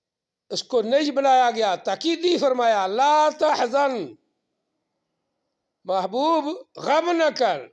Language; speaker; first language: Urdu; non-native, local second language; Punjabi